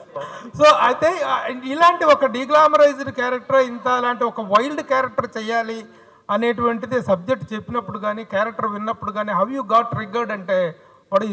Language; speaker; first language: Telugu; native; Telugu